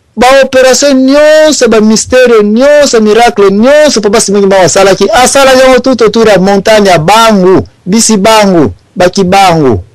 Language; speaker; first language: French; non-native, local second language; Lingala